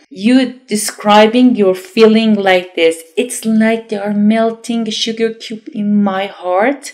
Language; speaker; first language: English; non-native, fluent; Persian